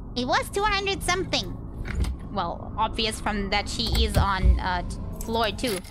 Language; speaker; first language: English; non-native, fluent; German